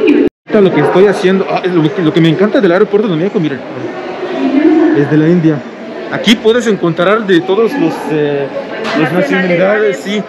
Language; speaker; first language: Spanish; non-native, fluent; Arabic